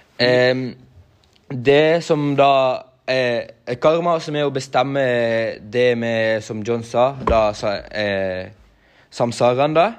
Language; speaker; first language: Norwegian; native; Norwegian